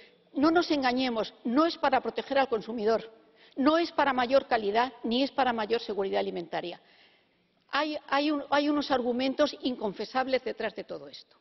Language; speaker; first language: Spanish; native; Spanish